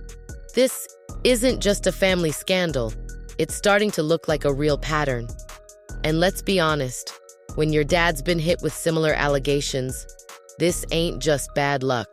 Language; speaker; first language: English; native; English